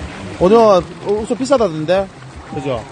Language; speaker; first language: Korean; native; Korean